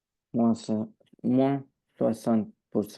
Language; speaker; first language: French; non-native, learner; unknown